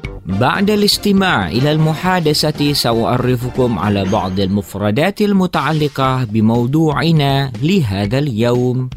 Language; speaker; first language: Arabic; non-native, fluent; Indonesian